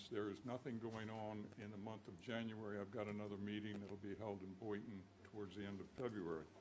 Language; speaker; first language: English; native; English